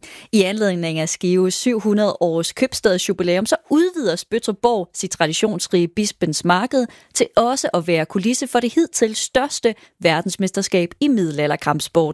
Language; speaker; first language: Danish; native; Danish